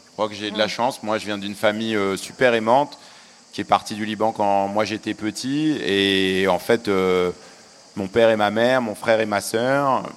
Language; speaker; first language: French; early bilingual, other home language; Arabic